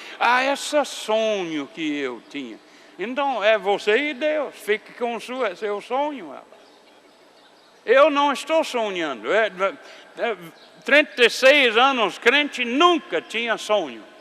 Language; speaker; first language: Portuguese; non-native, fluent; English